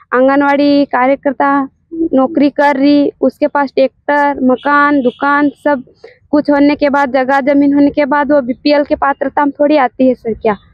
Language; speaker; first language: Hindi; native; Hindi